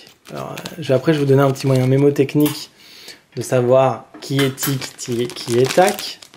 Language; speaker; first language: French; native; French